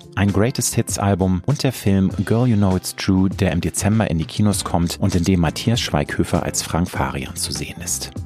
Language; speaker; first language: German; native; German